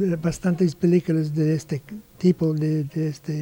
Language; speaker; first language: Spanish; non-native, learner; English